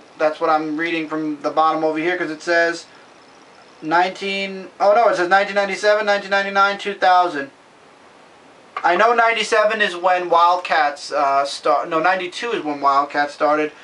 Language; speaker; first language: English; native; English